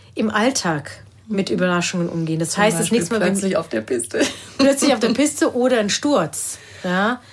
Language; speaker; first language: German; early bilingual, other home language; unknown